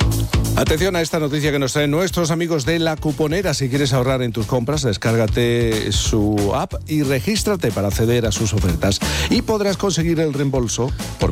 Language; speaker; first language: Spanish; native; Spanish